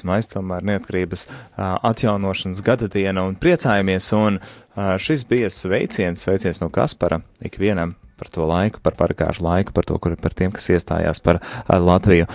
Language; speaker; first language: Latvian; native; Latvian